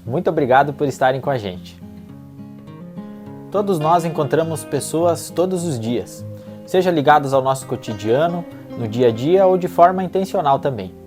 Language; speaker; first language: Portuguese; native; Portuguese